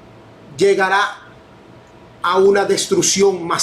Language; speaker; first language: Spanish; non-native, fluent; English